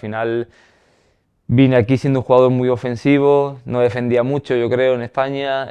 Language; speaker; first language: Spanish; native; Spanish